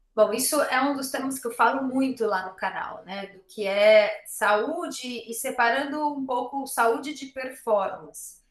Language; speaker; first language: Portuguese; native; Portuguese